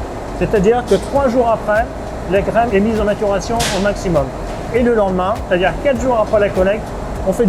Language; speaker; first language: French; native; French